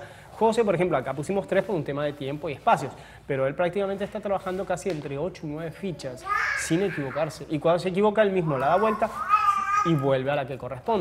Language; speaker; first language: Spanish; native; Spanish